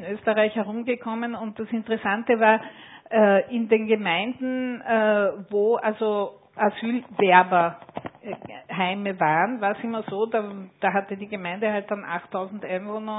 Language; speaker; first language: German; native; German